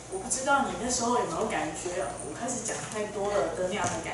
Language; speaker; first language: Chinese; native; Chinese